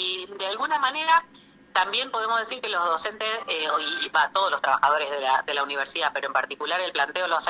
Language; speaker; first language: Spanish; native; Spanish